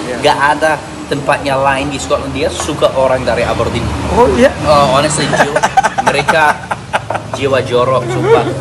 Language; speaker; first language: Indonesian; non-native, fluent; English